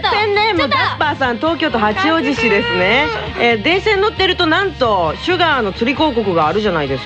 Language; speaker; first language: Japanese; native; Japanese